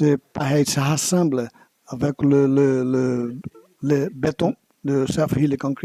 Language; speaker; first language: French; non-native, learner; Portuguese